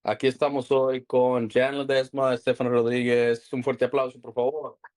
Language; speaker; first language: Spanish; early bilingual, heritage; Spanish